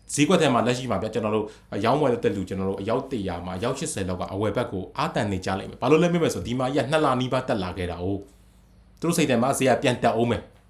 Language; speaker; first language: Burmese; native; Burmese